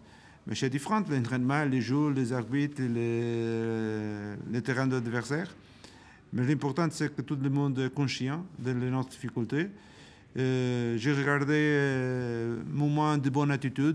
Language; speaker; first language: French; non-native, learner; Portuguese